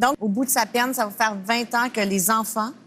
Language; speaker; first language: French; native; French